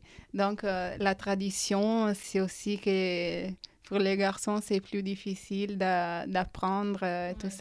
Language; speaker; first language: French; non-native, fluent; Italian